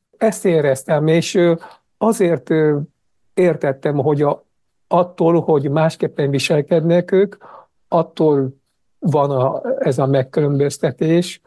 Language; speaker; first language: Hungarian; non-native, fluent; Japanese